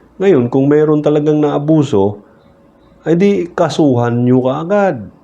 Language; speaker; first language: Filipino; native; Filipino